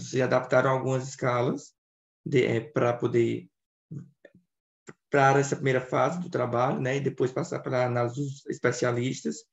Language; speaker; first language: Portuguese; native; Portuguese